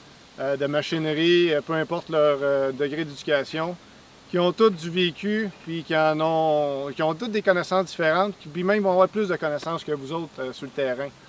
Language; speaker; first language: French; native; French